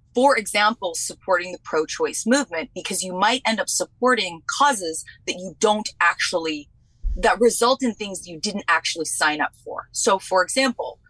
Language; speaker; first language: English; native; English